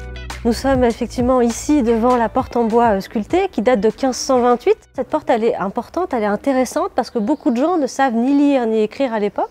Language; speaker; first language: French; native; French